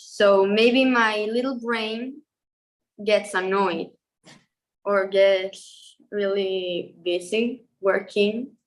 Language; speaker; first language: English; non-native, fluent; Spanish